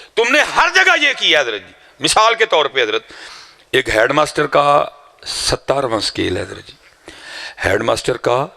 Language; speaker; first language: Urdu; non-native, local second language; Punjabi